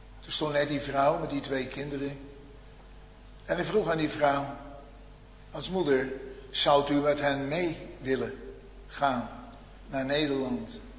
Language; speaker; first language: Dutch; native; Dutch